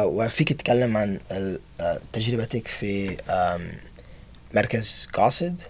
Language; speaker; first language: Arabic; non-native, learner; English